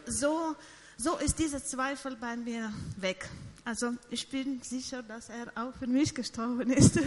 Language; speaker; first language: German; non-native, fluent; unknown